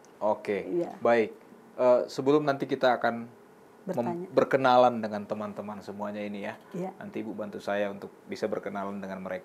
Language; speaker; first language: Indonesian; native; Indonesian